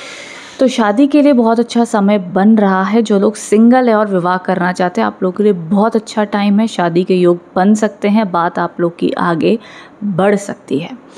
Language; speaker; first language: Hindi; native; Hindi